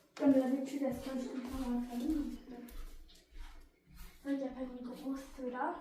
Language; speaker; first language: French; native; French